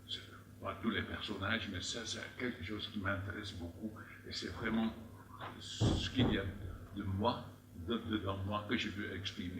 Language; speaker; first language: French; non-native, fluent; Dutch